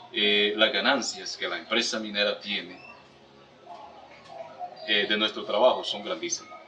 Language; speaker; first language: Spanish; native; Spanish